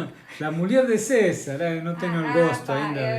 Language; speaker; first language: Portuguese; non-native, learner; Spanish